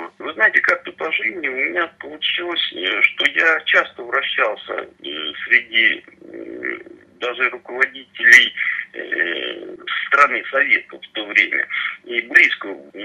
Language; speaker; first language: Russian; native; Russian